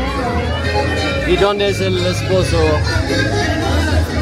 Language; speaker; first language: Spanish; non-native, fluent; Swedish